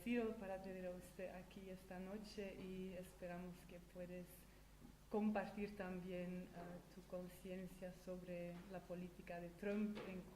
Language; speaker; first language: Spanish; non-native, fluent; Dutch